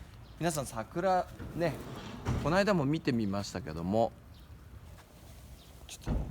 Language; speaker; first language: Japanese; native; Japanese